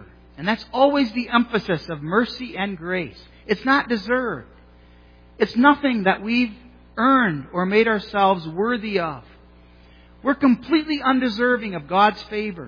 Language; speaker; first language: English; native; English